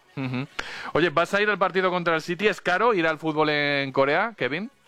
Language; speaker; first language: Spanish; native; Spanish